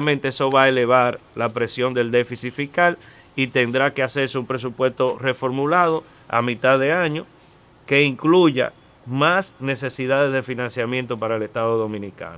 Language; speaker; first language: Spanish; native; Spanish